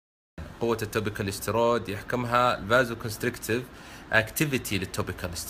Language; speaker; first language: Arabic; native; Arabic